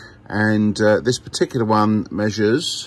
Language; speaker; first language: English; native; English